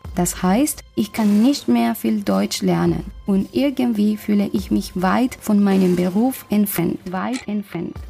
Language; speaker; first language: German; non-native, fluent; Spanish